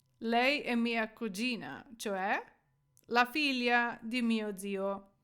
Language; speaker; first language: Italian; non-native, fluent; Ukrainian